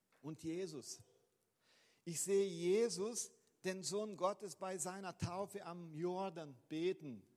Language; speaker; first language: German; non-native, fluent; Portuguese